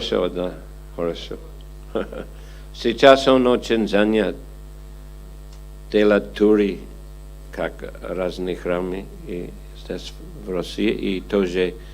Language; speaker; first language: Russian; non-native, fluent; English